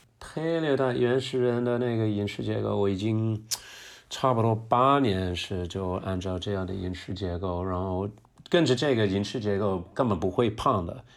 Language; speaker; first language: Chinese; non-native, fluent; English